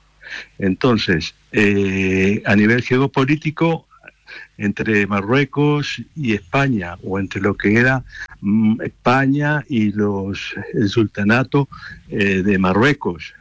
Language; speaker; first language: Spanish; native; Spanish